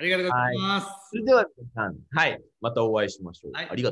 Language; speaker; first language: Japanese; native; Japanese